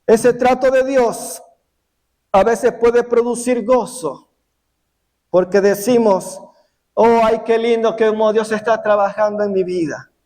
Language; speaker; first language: Spanish; native; Spanish